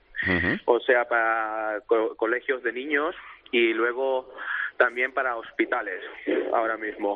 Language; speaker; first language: Spanish; native; Spanish